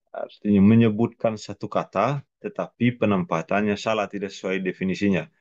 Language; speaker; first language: Indonesian; non-native, local second language; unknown